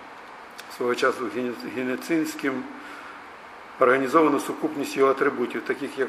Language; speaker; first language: Ukrainian; native; Ukrainian